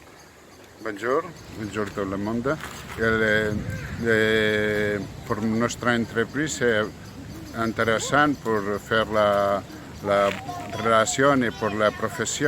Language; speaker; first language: French; non-native, learner; Catalan